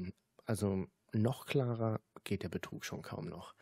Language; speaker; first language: German; native; German